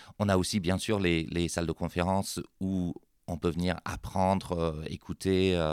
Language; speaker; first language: French; non-native, fluent; English